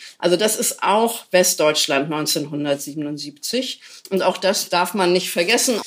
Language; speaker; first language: German; native; German